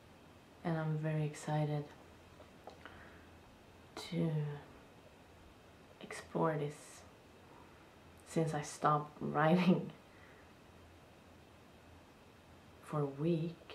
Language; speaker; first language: English; non-native, fluent; Swedish